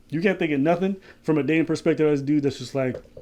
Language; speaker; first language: English; native; English